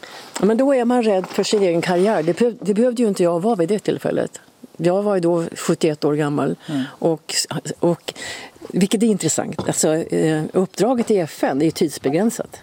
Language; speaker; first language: Swedish; native; Swedish